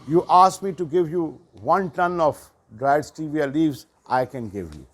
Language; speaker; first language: English; non-native, local second language; Urdu